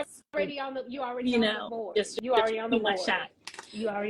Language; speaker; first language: English; native; English